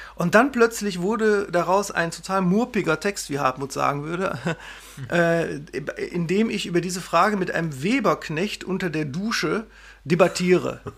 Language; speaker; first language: German; native; German